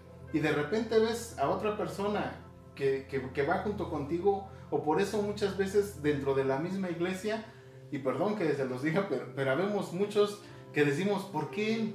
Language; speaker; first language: Spanish; native; Spanish